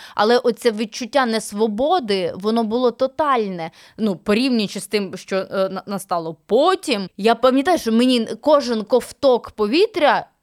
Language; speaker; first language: Ukrainian; native; Ukrainian